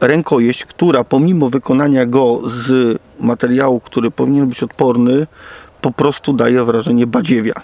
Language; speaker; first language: Polish; native; Polish